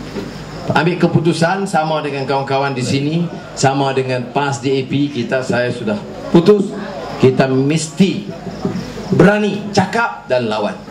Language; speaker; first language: Malay; native; Malay